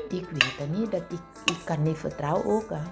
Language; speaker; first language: Dutch; non-native, learner; Thai